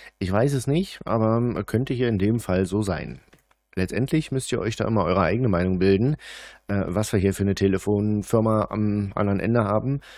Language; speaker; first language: German; native; German